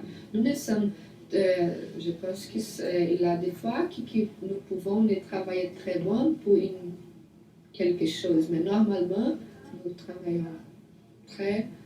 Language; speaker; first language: French; non-native, learner; Portuguese